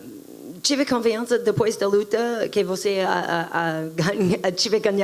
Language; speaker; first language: Portuguese; non-native, learner; English